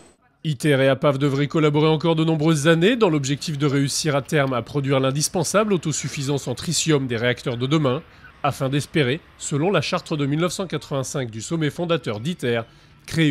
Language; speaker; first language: French; native; French